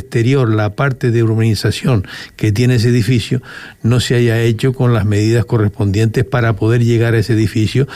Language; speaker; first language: Spanish; native; Spanish